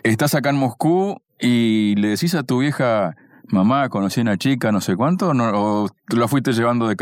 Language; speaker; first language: Spanish; native; Spanish